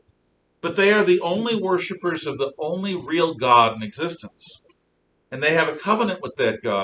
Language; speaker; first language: English; native; English